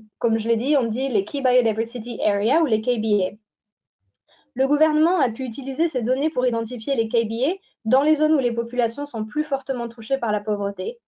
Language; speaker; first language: French; native; French